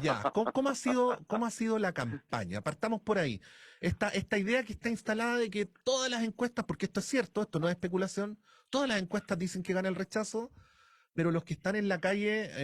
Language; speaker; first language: Spanish; native; Spanish